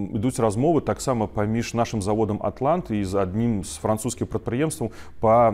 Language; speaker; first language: Belarusian; non-native, local second language; Russian